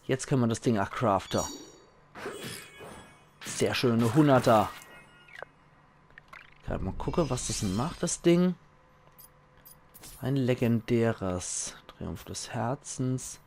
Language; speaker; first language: German; native; German